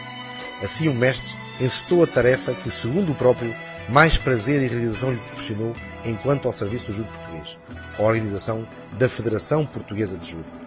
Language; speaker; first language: Portuguese; native; Portuguese